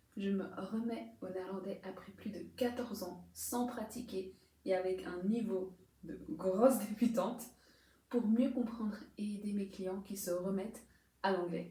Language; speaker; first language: French; native; French